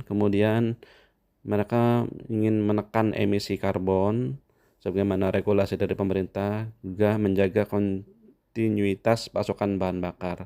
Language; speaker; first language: Indonesian; native; Indonesian